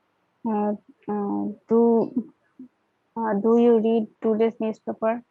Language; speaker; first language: English; non-native, learner; Bangla